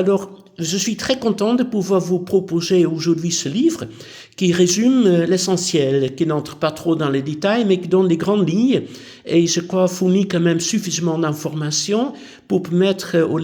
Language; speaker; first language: French; non-native, fluent; Dutch